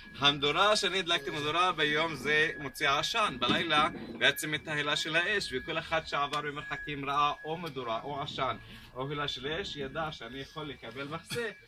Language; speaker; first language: Hebrew; non-native, local second language; Arabic